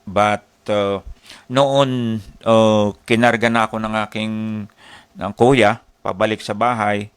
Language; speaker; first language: Filipino; non-native, local second language; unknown